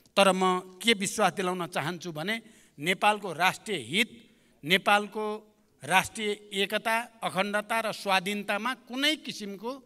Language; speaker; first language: Nepali; native; Nepali